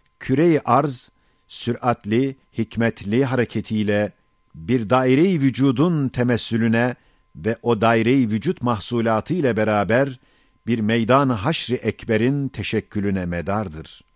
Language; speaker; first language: Turkish; native; Turkish